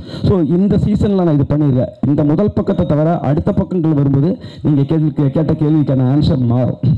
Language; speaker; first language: Tamil; native; Tamil